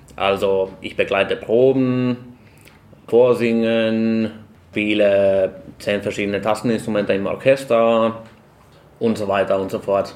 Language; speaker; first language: German; non-native, fluent; Finnish